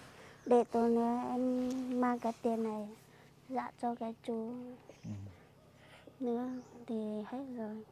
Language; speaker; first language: Vietnamese; non-native, local second language; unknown